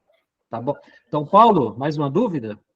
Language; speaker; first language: Portuguese; native; Portuguese